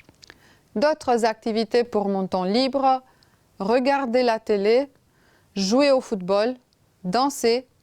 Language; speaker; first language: French; non-native, fluent; Romanian